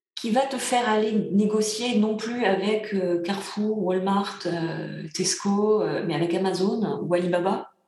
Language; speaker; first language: French; early bilingual, other home language; Bulgarian